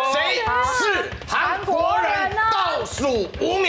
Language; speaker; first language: Chinese; native; Chinese